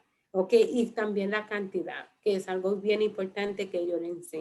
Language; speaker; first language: Spanish; early bilingual, heritage; Spanish